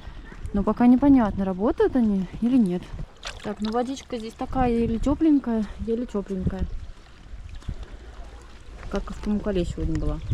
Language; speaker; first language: Russian; native; Russian